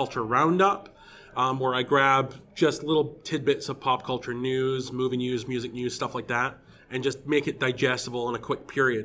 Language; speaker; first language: English; native; English